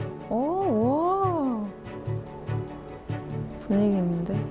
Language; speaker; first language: Korean; native; Korean